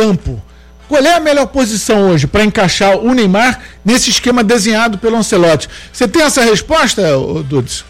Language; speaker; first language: Portuguese; native; Portuguese